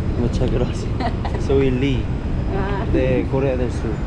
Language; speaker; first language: Spanish; non-native, learner; Korean